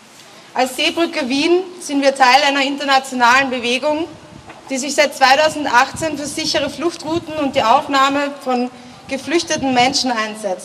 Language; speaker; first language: German; native; German